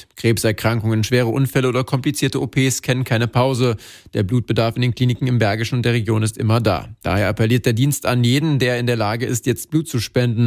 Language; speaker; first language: German; native; German